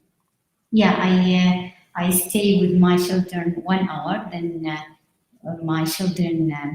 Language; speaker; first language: English; non-native, learner; Arabic